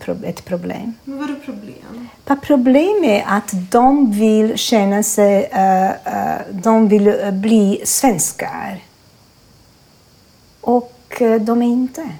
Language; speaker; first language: Swedish; non-native, fluent; Croatian